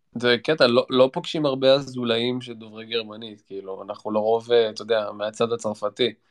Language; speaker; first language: Hebrew; native; Hebrew